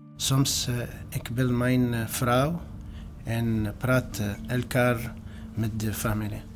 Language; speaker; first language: Dutch; non-native, fluent; Arabic